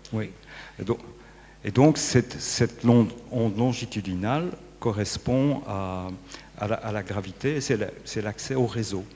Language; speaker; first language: French; native; French